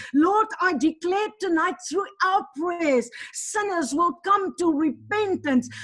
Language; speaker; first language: English; non-native, local second language; Afrikaans